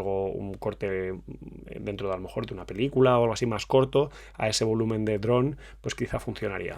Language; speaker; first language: Spanish; native; Spanish